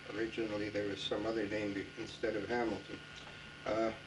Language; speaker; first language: English; native; English